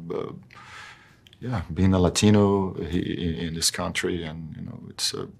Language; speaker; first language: English; non-native, fluent; Portuguese